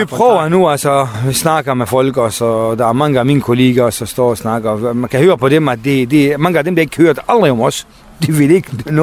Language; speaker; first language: Danish; non-native, learner; Kurdish